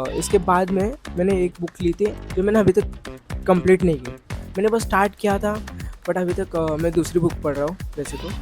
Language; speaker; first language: Hindi; non-native, local second language; Marathi